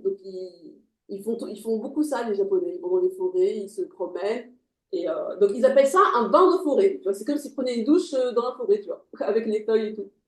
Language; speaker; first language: French; native; French